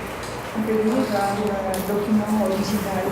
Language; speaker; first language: French; non-native, fluent; Spanish